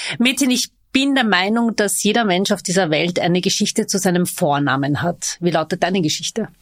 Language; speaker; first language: German; early bilingual, other home language; Turkish